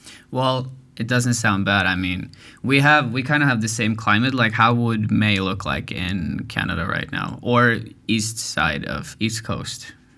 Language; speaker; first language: English; non-native, fluent; Norwegian